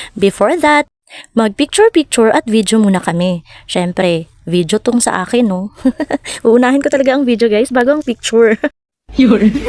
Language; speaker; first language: Filipino; non-native, local second language; Cebuano